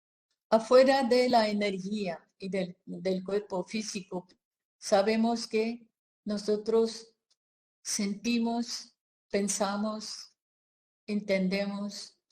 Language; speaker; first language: Spanish; non-native, fluent; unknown